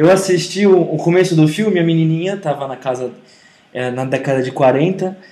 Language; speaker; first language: Portuguese; native; Portuguese